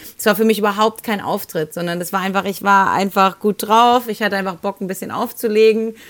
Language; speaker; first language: German; early bilingual, other home language; Spanish